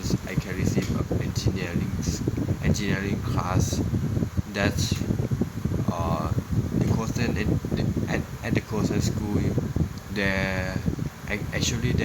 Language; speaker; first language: English; non-native, learner; Thai